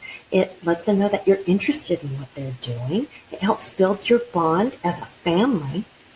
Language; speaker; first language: English; native; English